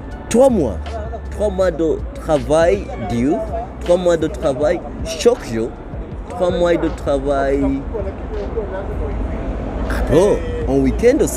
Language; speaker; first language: French; non-native, learner; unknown